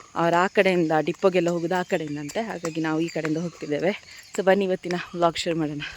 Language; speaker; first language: Kannada; native; Kannada